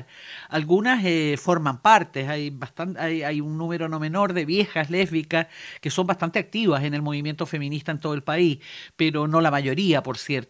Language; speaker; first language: Spanish; native; Spanish